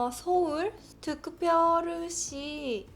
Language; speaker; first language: Korean; non-native, fluent; Japanese